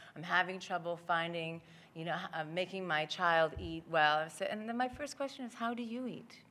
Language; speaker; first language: English; native; English